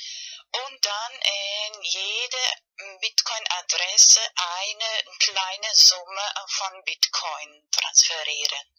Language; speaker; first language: German; non-native, fluent; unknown